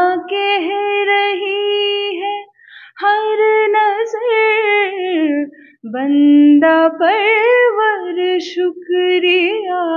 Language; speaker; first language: Hindi; non-native, local second language; Punjabi